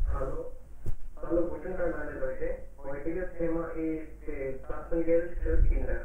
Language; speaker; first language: German; non-native, learner; Hindi